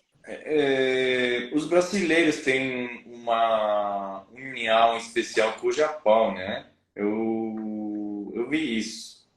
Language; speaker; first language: Portuguese; non-native, fluent; Spanish